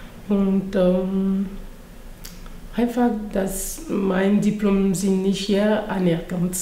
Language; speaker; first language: German; non-native, learner; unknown